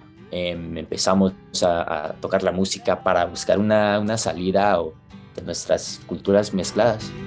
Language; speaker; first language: Spanish; early bilingual, heritage; Spanish